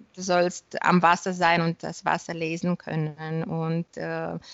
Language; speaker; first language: German; non-native, fluent; Romanian